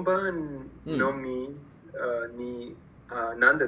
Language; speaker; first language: Japanese; non-native, learner; Spanish